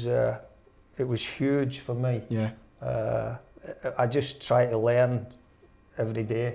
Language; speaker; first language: English; native; English